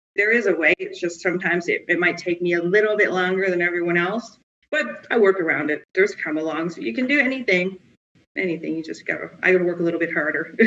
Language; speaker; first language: English; native; English